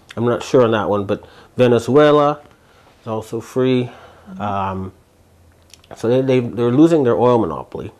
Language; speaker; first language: English; native; English